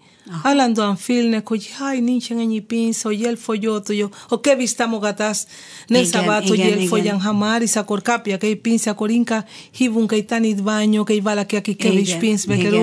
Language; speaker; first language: Hungarian; non-native, fluent; Spanish